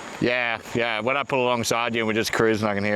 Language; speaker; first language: English; native; English